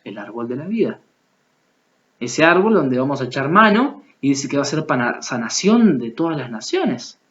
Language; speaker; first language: Spanish; native; Spanish